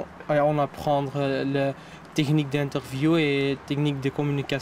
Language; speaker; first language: French; non-native, learner; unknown